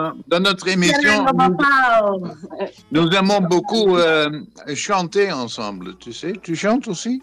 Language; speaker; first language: French; non-native, learner; Dutch